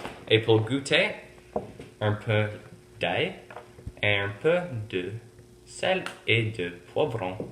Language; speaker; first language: French; non-native, fluent; English